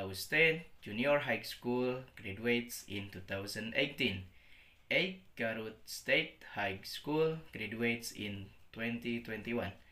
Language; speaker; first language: English; non-native, learner; Indonesian